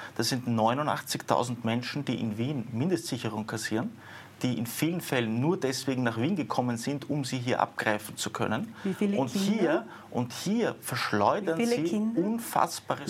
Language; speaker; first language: German; native; German